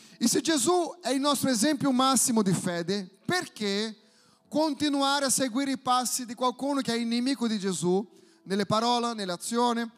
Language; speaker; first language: Italian; non-native, fluent; Portuguese